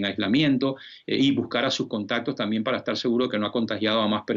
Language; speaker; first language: Spanish; native; Spanish